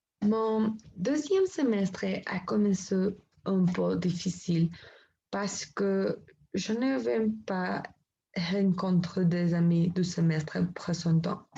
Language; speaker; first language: French; non-native, learner; Spanish